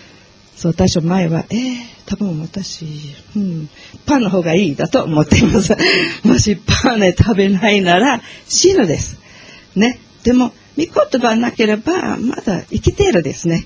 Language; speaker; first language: Japanese; non-native, learner; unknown